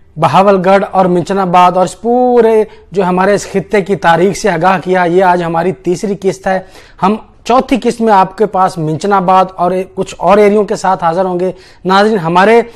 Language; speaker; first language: Urdu; non-native, local second language; Punjabi